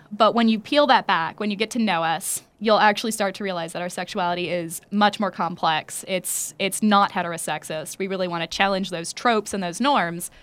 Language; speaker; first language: English; native; English